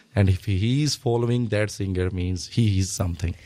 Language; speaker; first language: English; non-native, local second language; Punjabi